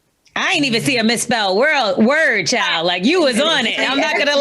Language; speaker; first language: English; native; English